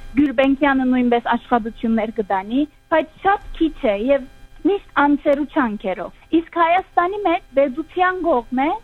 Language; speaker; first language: Armenian; early bilingual, heritage; Armenian